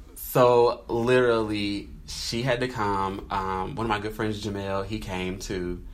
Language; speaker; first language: English; native; English